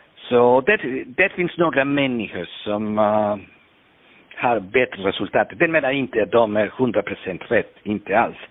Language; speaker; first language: Swedish; non-native, fluent; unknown